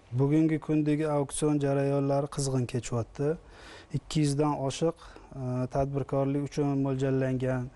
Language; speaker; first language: Uzbek; native; Uzbek